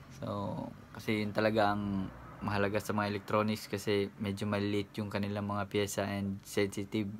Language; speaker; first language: Filipino; non-native, local second language; Cebuano